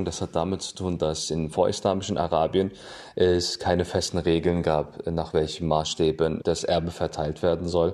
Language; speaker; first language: German; native; German